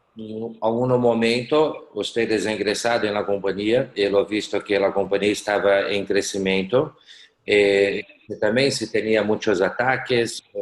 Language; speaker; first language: Portuguese; non-native, learner; Spanish